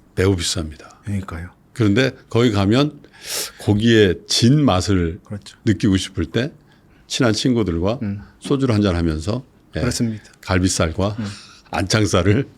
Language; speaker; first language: Korean; native; Korean